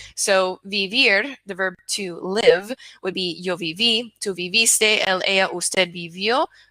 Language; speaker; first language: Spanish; non-native, fluent; English